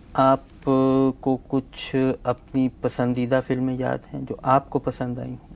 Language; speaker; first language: Hindi; native; Hindi